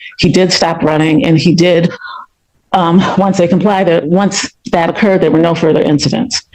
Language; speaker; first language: English; native; English